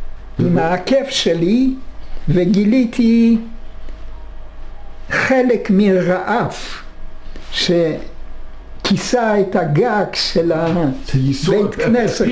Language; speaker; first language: Hebrew; non-native, fluent; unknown